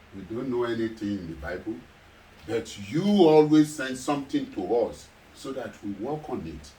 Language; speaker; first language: English; non-native, local second language; Yoruba